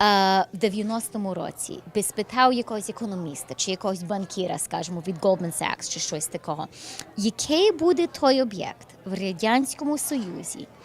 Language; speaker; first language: Ukrainian; early bilingual, heritage; English